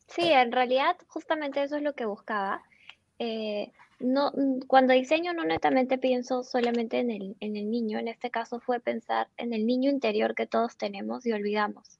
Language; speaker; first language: Spanish; native; Spanish